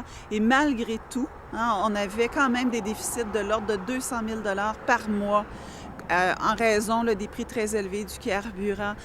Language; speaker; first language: French; native; French